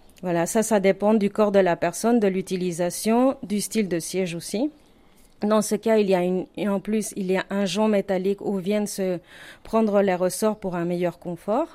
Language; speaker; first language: French; non-native, fluent; Spanish